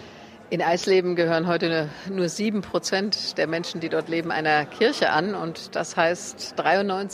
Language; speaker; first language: German; native; German